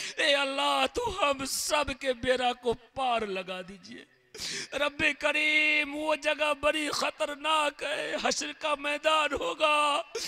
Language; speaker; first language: Hindi; native; Hindi